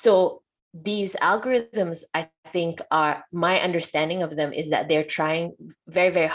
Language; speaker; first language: English; non-native, local second language; Malay